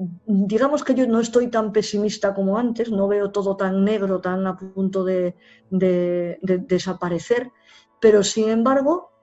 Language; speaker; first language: Spanish; native; Spanish